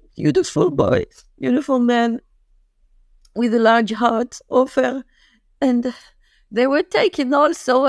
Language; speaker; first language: English; non-native, fluent; Hebrew